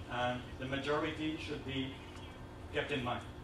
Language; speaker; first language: English; native; English